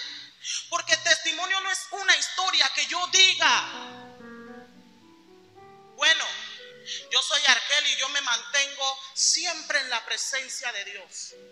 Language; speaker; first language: Spanish; native; Spanish